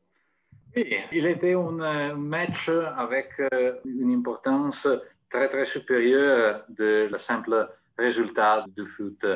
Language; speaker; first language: French; non-native, fluent; Italian